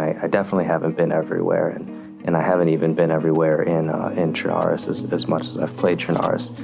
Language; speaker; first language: English; native; English